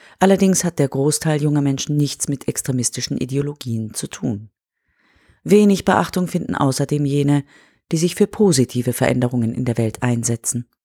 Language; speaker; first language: German; native; German